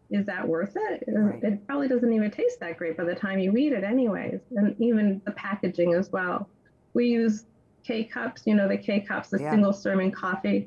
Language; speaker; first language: English; native; English